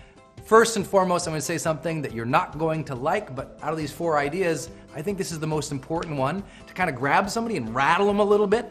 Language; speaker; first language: English; native; English